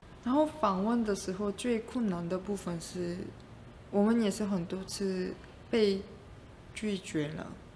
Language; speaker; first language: Chinese; non-native, learner; Korean